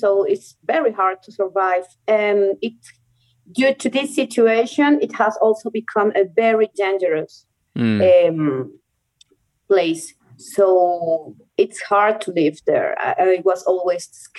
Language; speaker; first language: English; non-native, fluent; Spanish